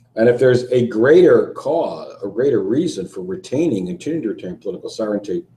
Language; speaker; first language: English; native; English